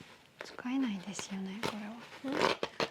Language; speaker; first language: Japanese; non-native, fluent; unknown